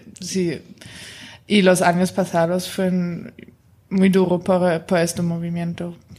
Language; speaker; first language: Spanish; non-native, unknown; German